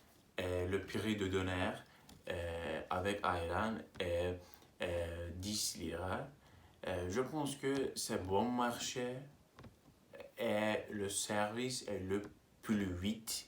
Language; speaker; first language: French; non-native, learner; Turkish